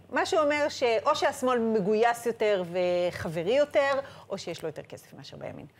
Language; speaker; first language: Hebrew; native; Hebrew